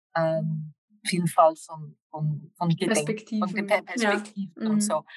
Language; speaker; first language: German; non-native, fluent; English